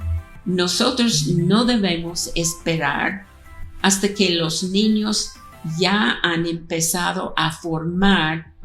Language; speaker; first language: Spanish; non-native, fluent; English